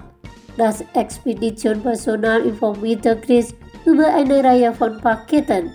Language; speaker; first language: German; non-native, fluent; Indonesian